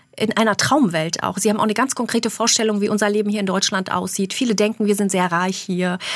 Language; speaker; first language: German; early bilingual, other home language; Albanian